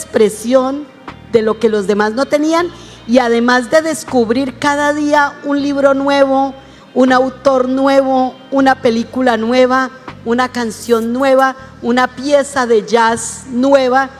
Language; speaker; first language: Spanish; native; Spanish